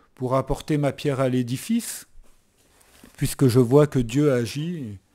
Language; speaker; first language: French; native; French